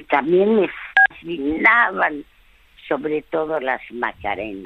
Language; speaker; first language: Spanish; early bilingual, other home language; French